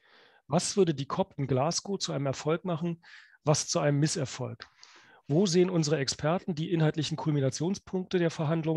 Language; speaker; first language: German; native; German